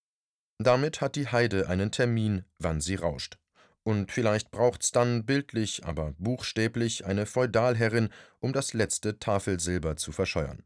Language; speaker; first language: German; native; German